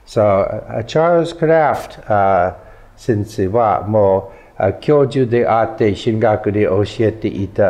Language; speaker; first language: Japanese; non-native, fluent; English